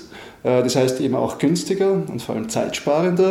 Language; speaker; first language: German; native; German